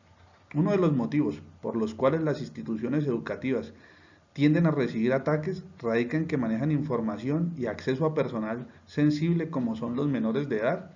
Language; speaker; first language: Spanish; native; Spanish